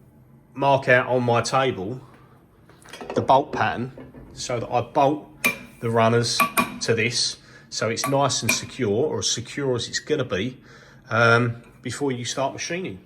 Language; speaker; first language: English; native; English